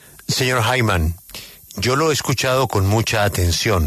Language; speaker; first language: Spanish; native; Spanish